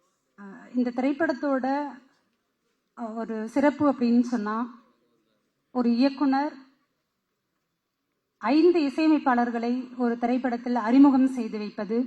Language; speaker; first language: Tamil; native; Tamil